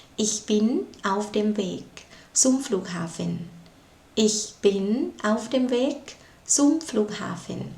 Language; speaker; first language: German; non-native, learner; Thai